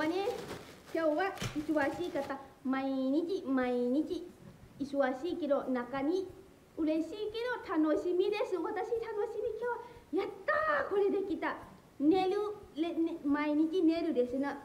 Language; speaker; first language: Japanese; non-native, learner; Lao